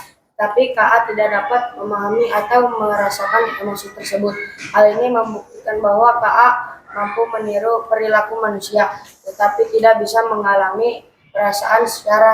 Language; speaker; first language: Indonesian; native; Indonesian